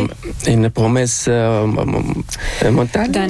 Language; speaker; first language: French; non-native, local second language; Arabic